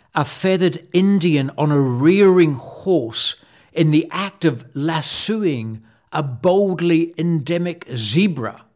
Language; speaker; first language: English; native; English